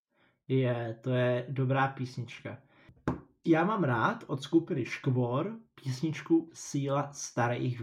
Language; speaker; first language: Czech; non-native, fluent; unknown